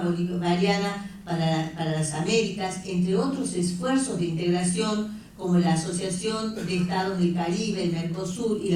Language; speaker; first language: Spanish; native; Spanish